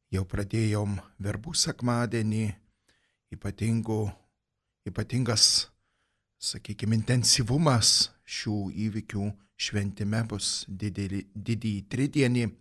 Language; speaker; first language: Lithuanian; native; Lithuanian